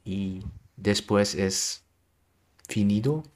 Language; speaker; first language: Spanish; non-native, learner; German